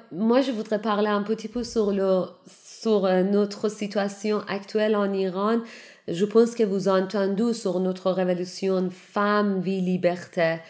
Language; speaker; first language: French; non-native, learner; Persian